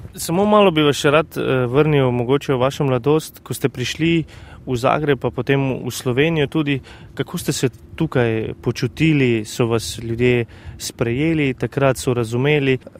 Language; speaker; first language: Slovenian; native; Slovenian